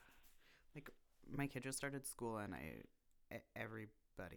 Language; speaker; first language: English; native; English